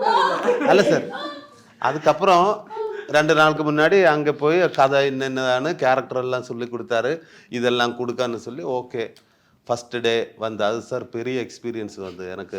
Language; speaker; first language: Tamil; non-native, learner; Malayalam